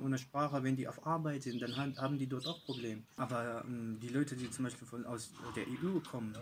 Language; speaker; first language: German; non-native, fluent; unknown